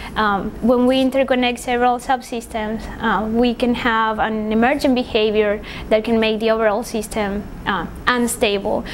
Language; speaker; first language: English; non-native, fluent; Spanish